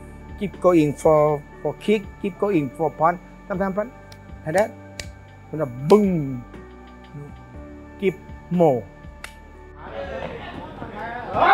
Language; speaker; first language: English; non-native, learner; Thai